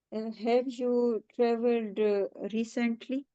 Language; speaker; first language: English; non-native, learner; Urdu